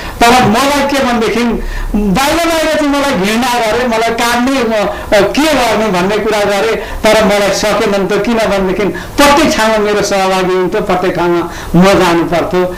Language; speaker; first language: Nepali; native; Nepali